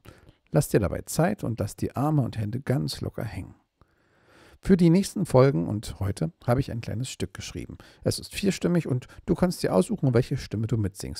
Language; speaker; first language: German; native; German